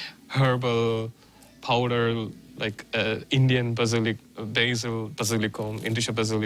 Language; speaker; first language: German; non-native, learner; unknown